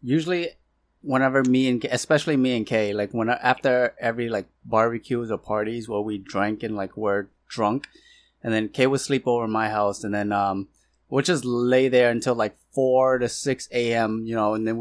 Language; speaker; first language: English; non-native, local second language; Cantonese